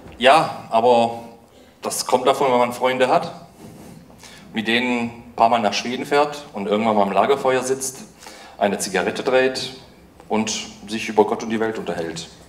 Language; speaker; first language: German; early bilingual, other home language; Polish